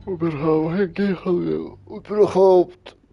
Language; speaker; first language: German; non-native, learner; Russian